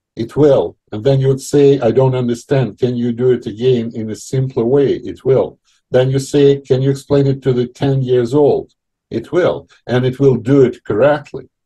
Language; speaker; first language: English; non-native, fluent; Russian